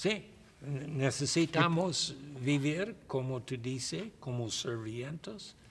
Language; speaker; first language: Spanish; non-native, learner; English